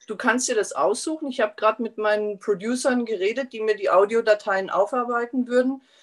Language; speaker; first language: German; native; German